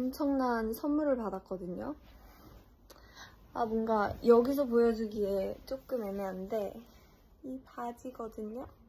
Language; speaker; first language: Korean; early bilingual, heritage; English